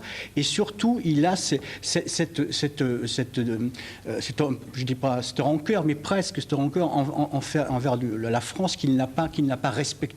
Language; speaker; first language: French; native; French